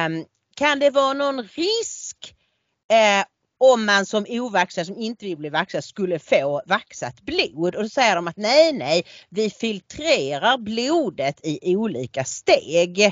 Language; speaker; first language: Swedish; native; Swedish